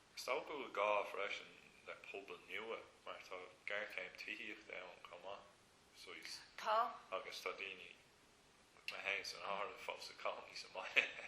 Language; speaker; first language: Irish; non-native, local second language; English